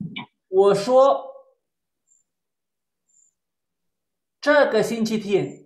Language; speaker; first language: Chinese; non-native, fluent; Spanish